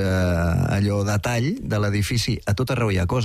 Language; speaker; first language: Catalan; native; Catalan